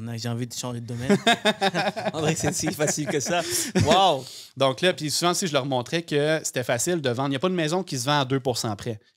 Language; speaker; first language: French; native; French